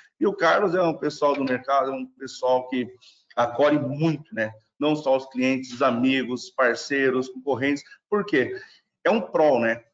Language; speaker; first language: Portuguese; non-native, fluent; German